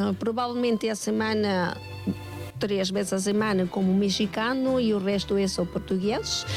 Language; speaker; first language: Portuguese; non-native, fluent; Spanish